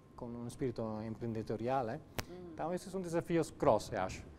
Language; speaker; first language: Portuguese; non-native, fluent; Italian